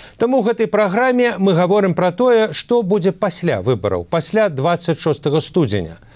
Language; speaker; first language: Belarusian; non-native, local second language; Russian